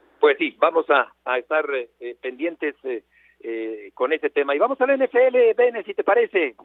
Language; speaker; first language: Spanish; native; Spanish